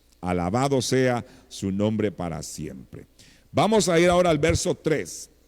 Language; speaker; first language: Spanish; native; Spanish